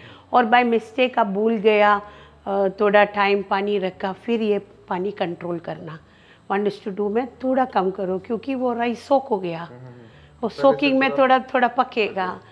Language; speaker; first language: Hindi; non-native, local second language; Malayalam